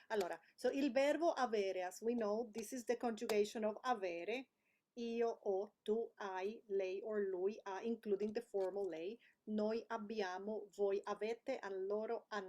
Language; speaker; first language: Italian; non-native, fluent; English